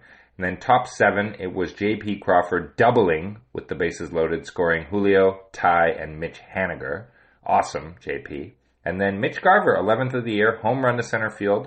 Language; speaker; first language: English; native; English